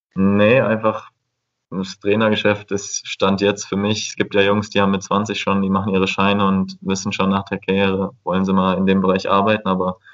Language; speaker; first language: German; native; German